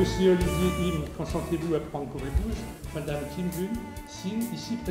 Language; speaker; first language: French; native; French